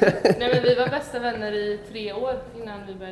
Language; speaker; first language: Swedish; native; Swedish